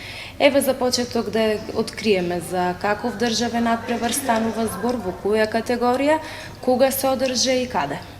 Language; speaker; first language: Macedonian; native; Macedonian